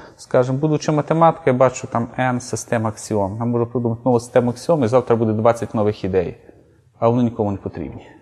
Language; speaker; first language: Ukrainian; native; Ukrainian